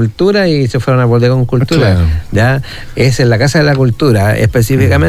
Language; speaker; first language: Spanish; native; Spanish